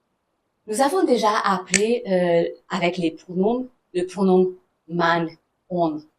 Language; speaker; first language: French; non-native, fluent; German